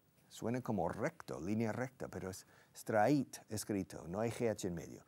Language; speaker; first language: Spanish; non-native, fluent; English